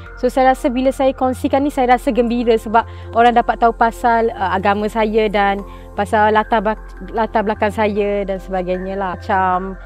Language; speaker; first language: Malay; early bilingual, other home language; Punjabi